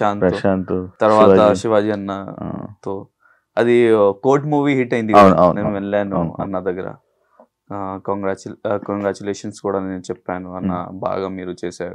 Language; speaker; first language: Telugu; non-native, local second language; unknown